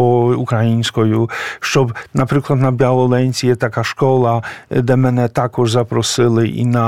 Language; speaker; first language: Ukrainian; non-native, fluent; Polish